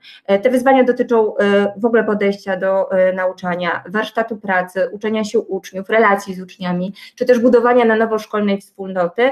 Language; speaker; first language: Polish; native; Polish